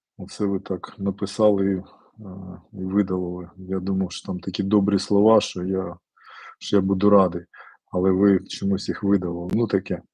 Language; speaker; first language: Ukrainian; non-native, local second language; Russian